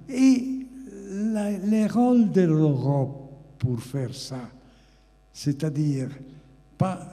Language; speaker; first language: French; non-native, fluent; Italian